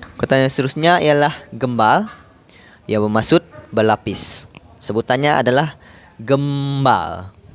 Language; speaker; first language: Malay; non-native, local second language; Iban